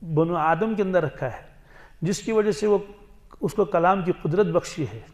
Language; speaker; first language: Urdu; non-native, local second language; Kashmiri